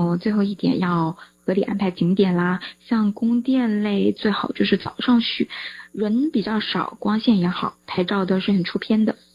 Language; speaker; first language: Chinese; native; Chinese